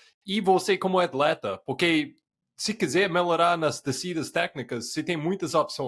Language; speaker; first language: Portuguese; non-native, fluent; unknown